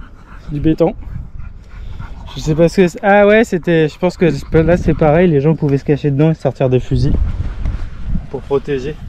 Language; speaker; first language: French; native; French